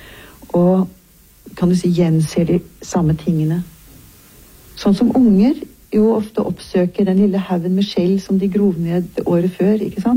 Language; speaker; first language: Norwegian; native; Norwegian